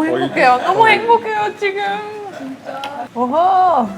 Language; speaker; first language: Korean; non-native, fluent; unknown